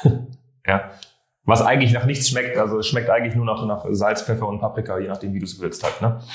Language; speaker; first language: German; non-native, fluent; French